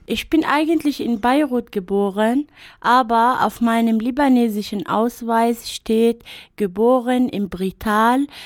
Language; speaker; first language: German; non-native, fluent; Arabic